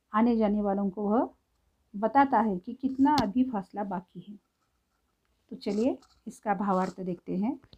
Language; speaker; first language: Hindi; non-native, local second language; Marathi